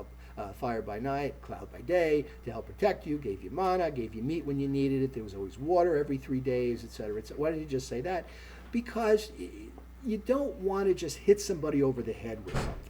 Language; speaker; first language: English; native; English